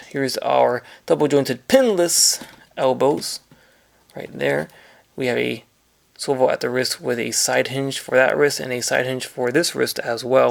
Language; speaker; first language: English; native; English